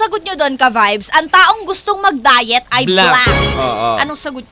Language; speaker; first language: Filipino; native; Filipino